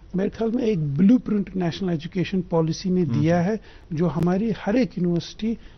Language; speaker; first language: Hindi; non-native, local second language; Kashmiri